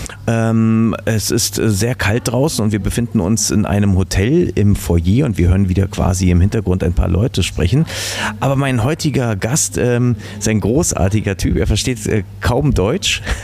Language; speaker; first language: German; native; German